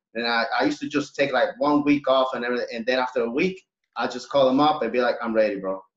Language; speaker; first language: English; early bilingual, other home language; Spanish